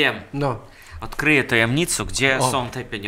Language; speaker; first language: Polish; non-native, fluent; Russian